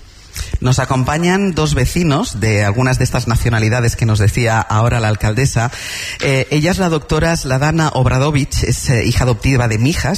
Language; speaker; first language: Spanish; native; Spanish